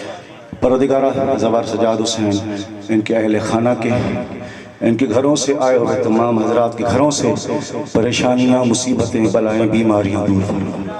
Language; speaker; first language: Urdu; non-native, local second language; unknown